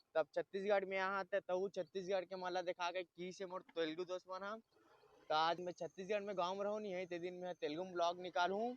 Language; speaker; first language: Hindi; non-native, local second language; Chhattisgarhi